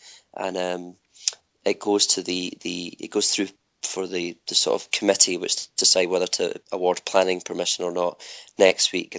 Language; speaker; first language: English; native; English